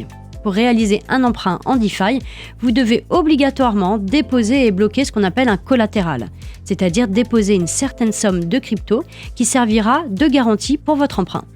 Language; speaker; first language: French; native; French